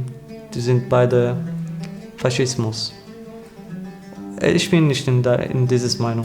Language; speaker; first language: German; non-native, learner; Arabic